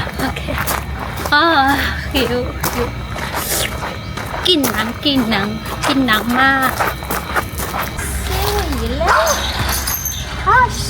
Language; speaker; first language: Thai; non-native, learner; Chinese